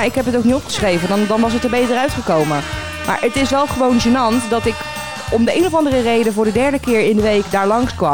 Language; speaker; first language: Dutch; native; Dutch